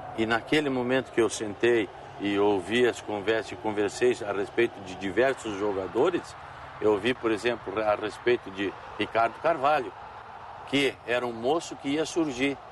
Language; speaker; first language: Portuguese; native; Portuguese